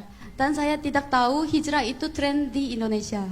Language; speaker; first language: Indonesian; non-native, fluent; Korean